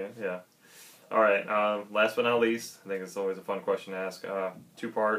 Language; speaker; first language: English; native; English